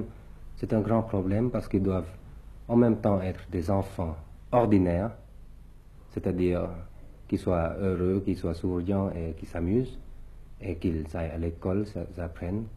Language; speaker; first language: French; early bilingual, other home language; Thai